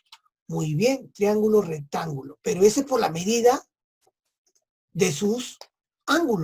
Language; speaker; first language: Spanish; native; Spanish